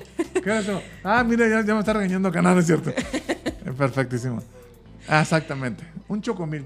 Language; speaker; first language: Spanish; native; Spanish